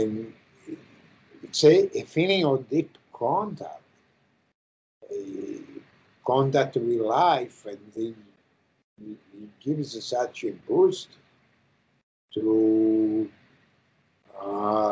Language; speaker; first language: English; non-native, fluent; Italian